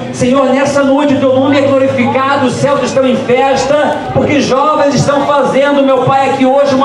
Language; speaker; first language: Portuguese; native; Portuguese